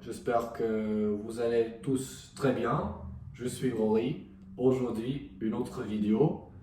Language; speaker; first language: French; non-native, fluent; English